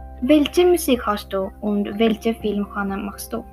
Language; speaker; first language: German; non-native, learner; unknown